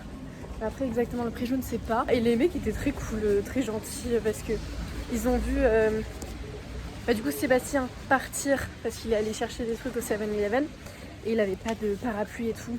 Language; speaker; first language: French; native; French